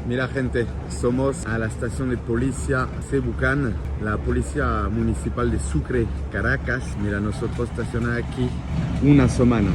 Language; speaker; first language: Spanish; non-native, learner; French